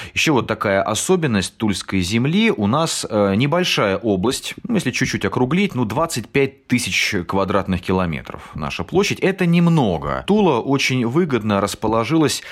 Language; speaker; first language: Russian; native; Russian